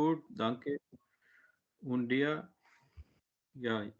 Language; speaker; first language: German; non-native, learner; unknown